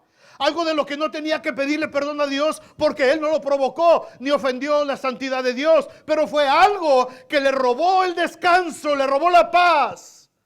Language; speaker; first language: Spanish; native; Spanish